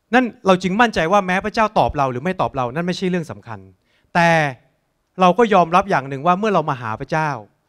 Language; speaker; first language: Thai; native; Thai